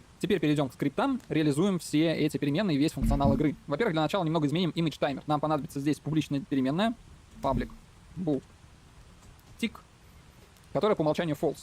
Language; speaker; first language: Russian; native; Russian